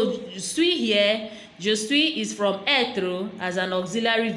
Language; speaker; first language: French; non-native, fluent; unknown